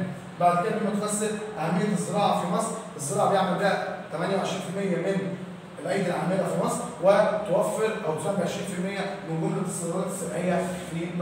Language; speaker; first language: Arabic; native; Arabic